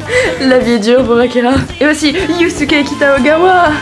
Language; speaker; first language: French; native; French